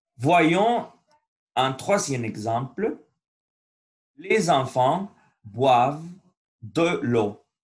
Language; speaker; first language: French; non-native, learner; Spanish